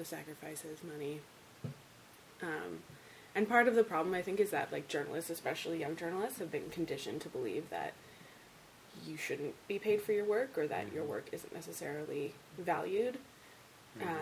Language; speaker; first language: English; native; English